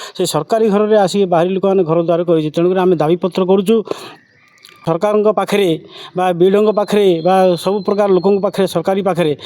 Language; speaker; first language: Odia; native; Odia